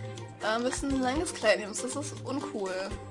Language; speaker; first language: German; native; German